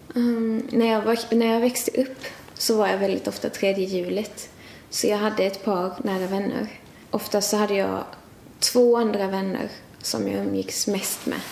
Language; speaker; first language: Swedish; native; Swedish